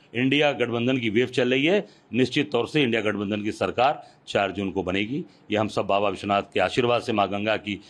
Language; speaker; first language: Hindi; native; Hindi